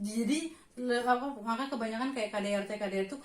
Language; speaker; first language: Indonesian; native; Indonesian